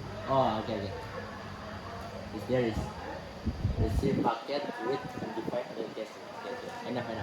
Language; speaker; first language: English; non-native, learner; Indonesian